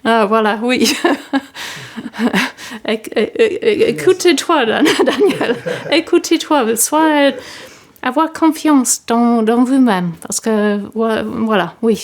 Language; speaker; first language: French; non-native, fluent; English